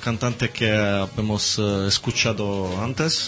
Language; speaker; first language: Spanish; non-native, learner; Italian